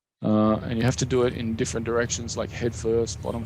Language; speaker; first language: English; native; English